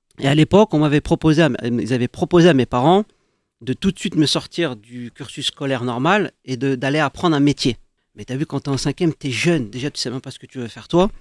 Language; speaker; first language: French; early bilingual, other home language; Arabic